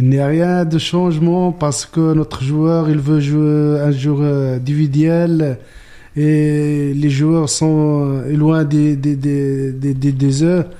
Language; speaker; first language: French; non-native, learner; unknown